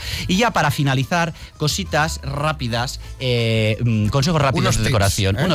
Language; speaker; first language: Spanish; native; Spanish